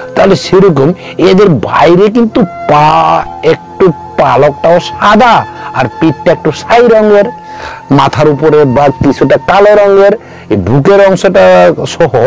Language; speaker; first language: Bangla; non-native, local second language; Kok Borok